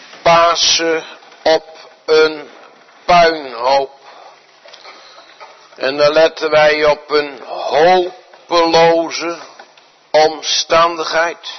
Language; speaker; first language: Dutch; native; Dutch